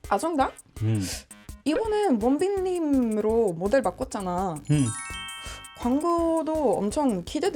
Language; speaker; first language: Korean; non-native, fluent; Swedish